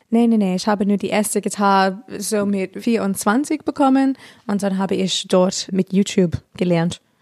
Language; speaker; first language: German; non-native, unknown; English